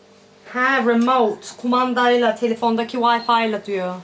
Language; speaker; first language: Turkish; native; Turkish